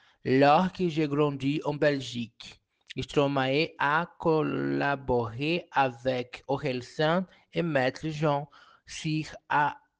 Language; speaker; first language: French; non-native, learner; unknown